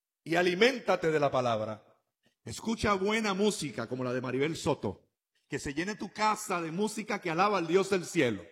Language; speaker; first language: Spanish; native; Spanish